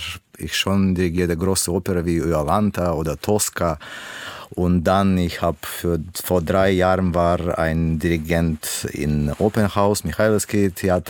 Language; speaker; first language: German; non-native, learner; Russian